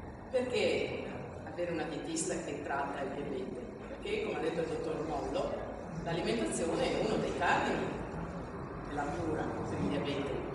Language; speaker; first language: Italian; native; Italian